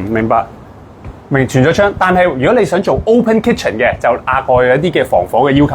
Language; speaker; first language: Cantonese; native; Cantonese